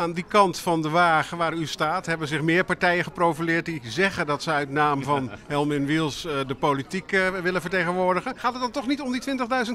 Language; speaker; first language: Dutch; native; Dutch